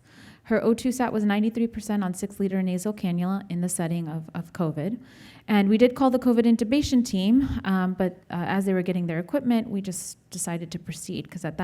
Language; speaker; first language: English; native; English